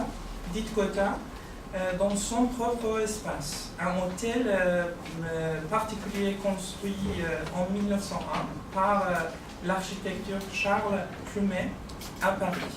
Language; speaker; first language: French; non-native, fluent; Persian